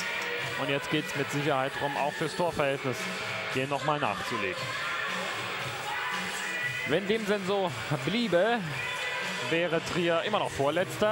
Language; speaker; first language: German; native; German